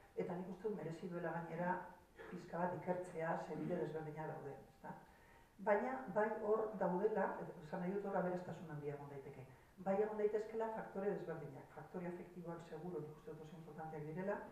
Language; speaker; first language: Basque; non-native, local second language; Spanish